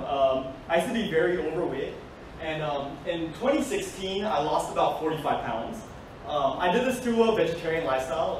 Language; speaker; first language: English; native; English